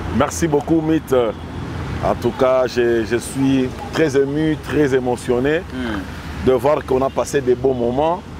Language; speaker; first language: French; non-native, local second language; Lingala